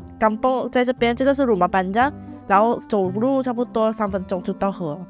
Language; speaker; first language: Chinese; non-native, local second language; Iban